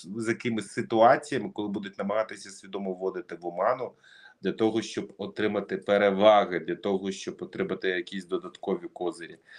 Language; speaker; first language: Ukrainian; non-native, local second language; Russian